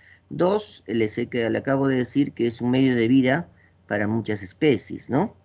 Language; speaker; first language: Spanish; native; Spanish